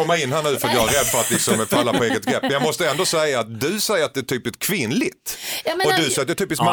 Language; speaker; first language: Swedish; native; Swedish